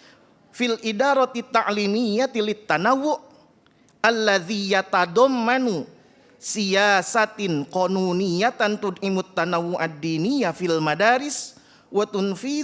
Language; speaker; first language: Arabic; non-native, fluent; Indonesian